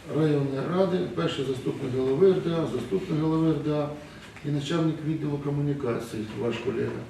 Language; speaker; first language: Ukrainian; non-native, local second language; Russian